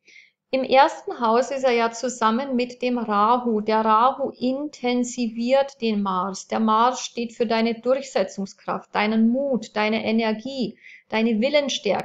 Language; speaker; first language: German; native; German